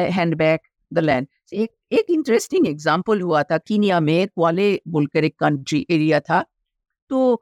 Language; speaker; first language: Hindi; non-native, local second language; Bangla